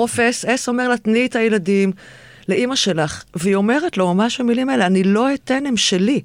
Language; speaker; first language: Hebrew; native; Hebrew